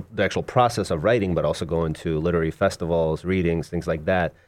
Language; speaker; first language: English; early bilingual, other home language; Russian